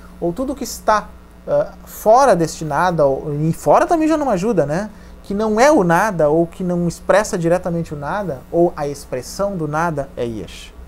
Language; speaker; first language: Portuguese; native; Portuguese